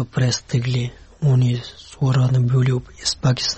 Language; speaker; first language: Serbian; non-native, learner; Pashto